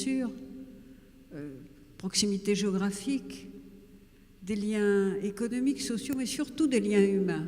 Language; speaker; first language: French; native; French